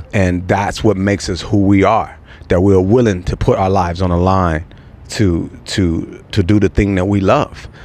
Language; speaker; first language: English; native; English